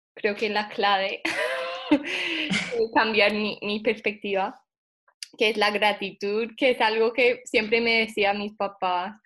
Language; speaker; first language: Spanish; non-native, fluent; English